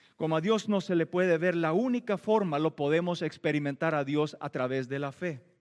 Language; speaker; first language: Spanish; non-native, local second language; Plautdietsch